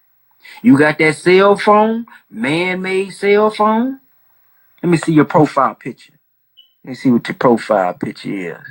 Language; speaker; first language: English; native; English